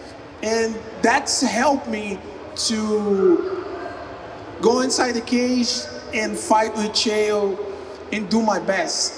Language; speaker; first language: English; non-native, learner; Portuguese